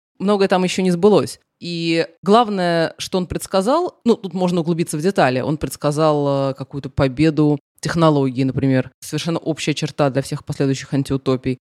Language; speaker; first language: Russian; native; Russian